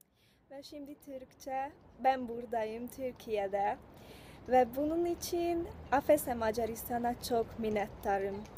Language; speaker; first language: Turkish; non-native, learner; Hungarian